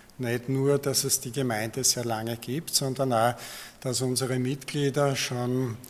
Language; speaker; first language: German; native; German